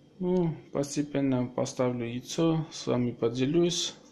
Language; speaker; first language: Russian; non-native, local second language; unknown